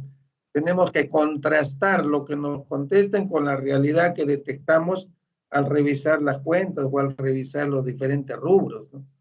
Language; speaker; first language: Spanish; native; Spanish